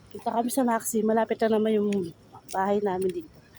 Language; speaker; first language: Filipino; native; Filipino